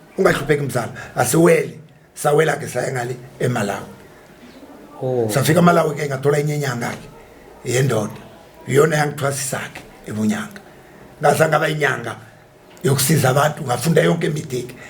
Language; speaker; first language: Zulu; non-native, local second language; Tsonga